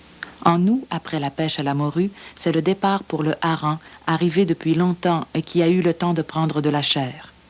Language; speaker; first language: French; native; French